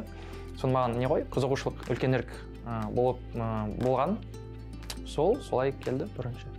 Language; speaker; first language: Kazakh; non-native, learner; French